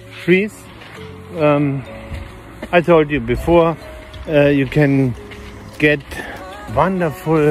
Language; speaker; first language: English; non-native, learner; German